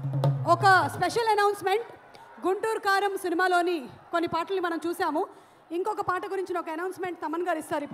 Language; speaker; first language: Telugu; native; Telugu